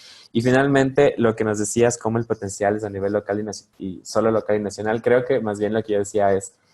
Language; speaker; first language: Spanish; native; Spanish